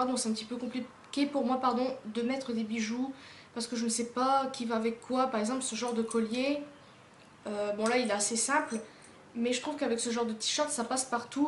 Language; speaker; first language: French; native; French